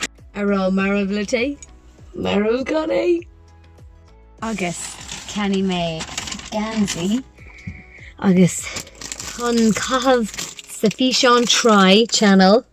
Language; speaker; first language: Irish; non-native, local second language; English